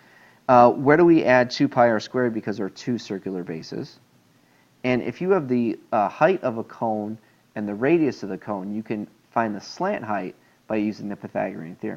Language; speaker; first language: English; native; English